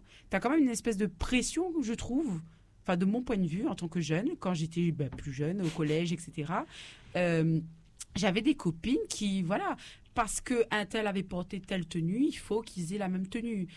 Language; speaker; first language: French; native; French